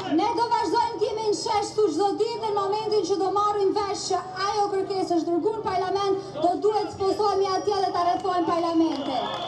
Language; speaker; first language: Albanian; native; Albanian